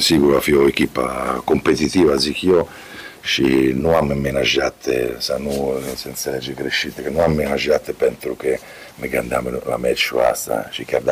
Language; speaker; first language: Romanian; non-native, learner; Italian